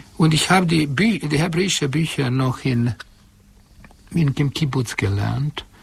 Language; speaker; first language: German; non-native, fluent; Hungarian